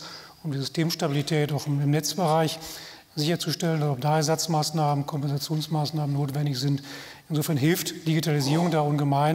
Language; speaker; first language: German; native; German